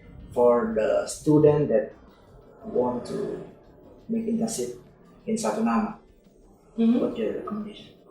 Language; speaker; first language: English; non-native, learner; Indonesian